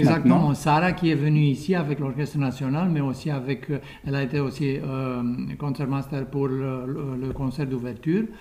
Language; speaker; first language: French; non-native, fluent; Romanian